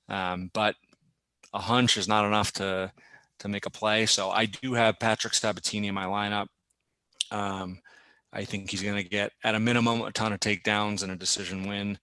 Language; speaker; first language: English; native; English